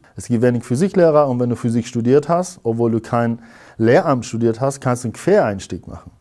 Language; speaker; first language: German; non-native, fluent; Persian